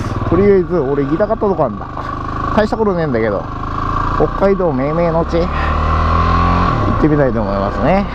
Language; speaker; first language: Japanese; native; Japanese